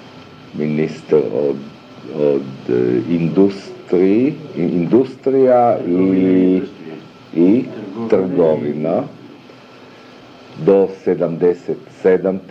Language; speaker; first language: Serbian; early bilingual, other home language; German